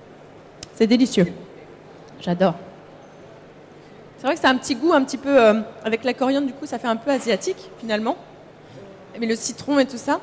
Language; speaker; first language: French; native; French